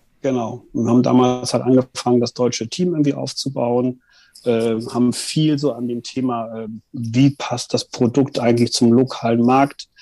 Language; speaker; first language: German; native; German